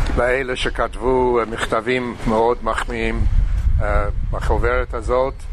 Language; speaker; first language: Hebrew; non-native, fluent; English